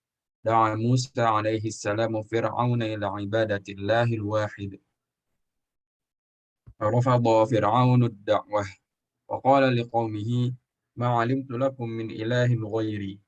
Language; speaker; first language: Arabic; non-native, learner; Indonesian